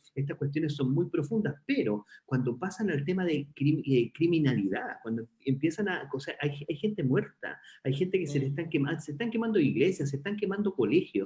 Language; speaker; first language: Spanish; native; Spanish